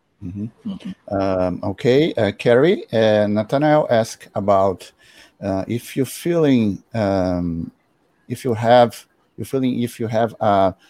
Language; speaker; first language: English; non-native, learner; Portuguese